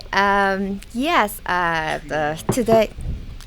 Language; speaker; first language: English; non-native, learner; Persian